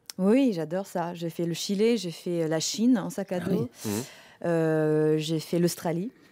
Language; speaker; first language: French; non-native, fluent; German